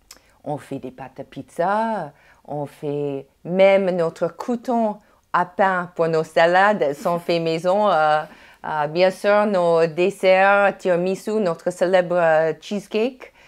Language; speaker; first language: French; non-native, fluent; English